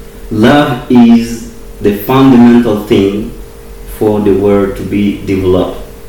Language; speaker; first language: English; non-native, fluent; Bambara